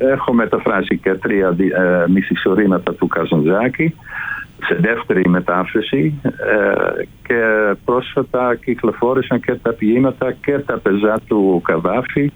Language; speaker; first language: Greek; non-native, fluent; Dutch